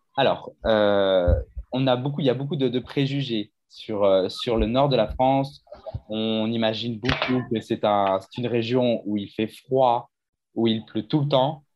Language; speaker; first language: French; native; French